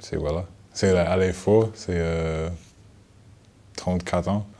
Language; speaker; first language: French; non-native, learner; English